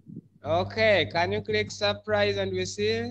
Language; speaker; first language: English; non-native, fluent; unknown